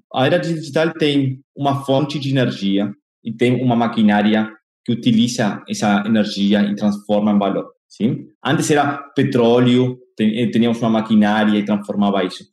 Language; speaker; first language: Portuguese; non-native, fluent; Spanish